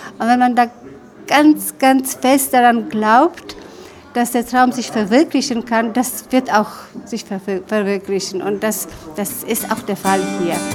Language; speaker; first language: German; non-native, fluent; Polish